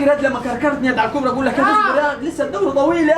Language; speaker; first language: Arabic; native; Arabic